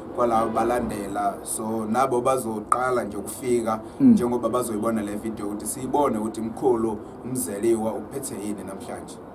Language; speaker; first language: Zulu; native; Zulu